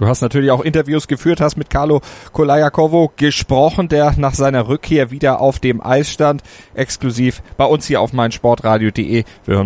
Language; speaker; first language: German; native; German